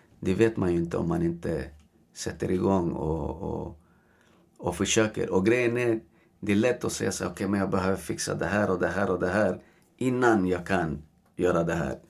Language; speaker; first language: Swedish; early bilingual, other home language; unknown